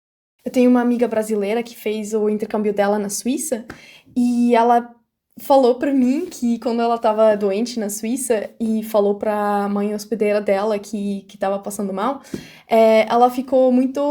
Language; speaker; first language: Portuguese; non-native, fluent; German